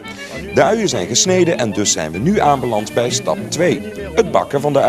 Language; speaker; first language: Dutch; native; Dutch